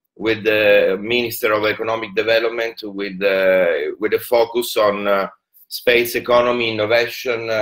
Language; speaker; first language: English; non-native, fluent; Italian